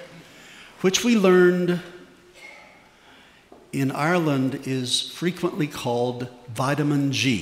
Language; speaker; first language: English; native; English